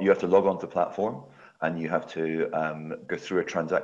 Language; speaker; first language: English; native; English